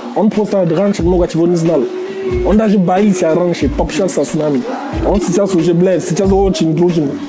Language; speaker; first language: Russian; non-native, fluent; Jamaican Creole English